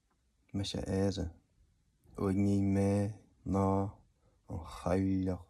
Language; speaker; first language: Irish; non-native, learner; English